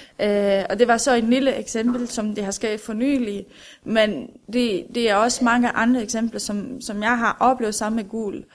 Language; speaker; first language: Danish; non-native, fluent; Romanian